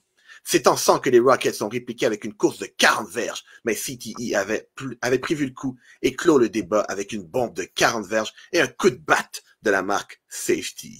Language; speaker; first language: French; native; French